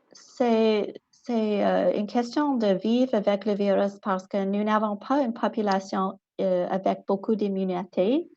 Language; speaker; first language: French; non-native, local second language; English